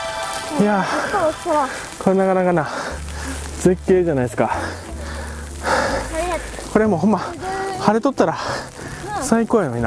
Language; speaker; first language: Japanese; native; Japanese